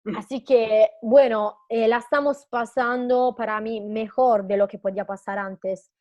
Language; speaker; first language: Spanish; non-native, fluent; Italian